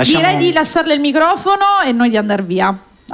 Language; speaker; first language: Italian; native; Italian